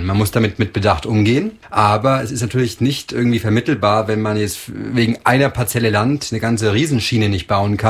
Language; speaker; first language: German; native; German